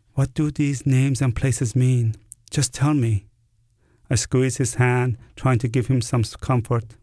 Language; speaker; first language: English; non-native, fluent; Persian